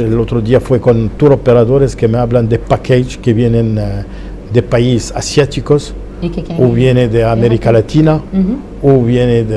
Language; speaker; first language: Spanish; non-native, fluent; Arabic